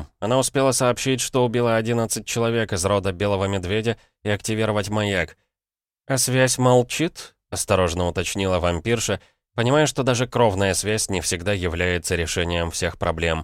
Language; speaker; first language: Russian; native; Russian